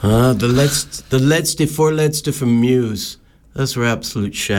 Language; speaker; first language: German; non-native, learner; English